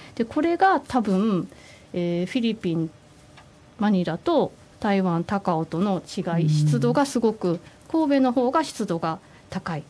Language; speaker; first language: Japanese; native; Japanese